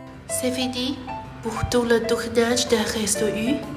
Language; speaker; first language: French; non-native, learner; Chinese